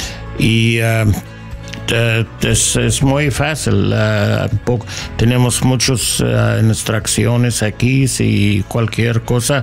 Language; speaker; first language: Spanish; non-native, learner; English